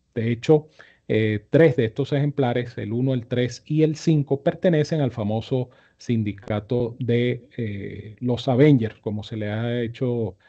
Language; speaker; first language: Spanish; native; Spanish